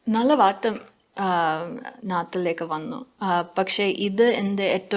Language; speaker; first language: Malayalam; non-native, learner; English